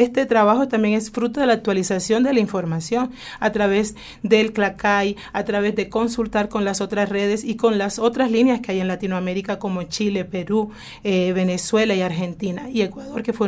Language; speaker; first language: Spanish; native; Spanish